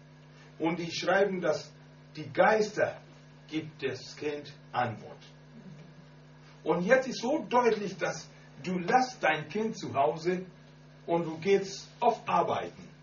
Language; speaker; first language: German; non-native, learner; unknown